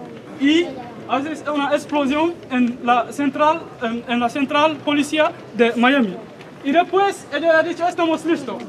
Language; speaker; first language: Spanish; non-native, learner; Arabic